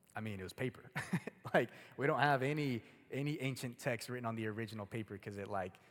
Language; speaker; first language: English; early bilingual, other home language; Spanish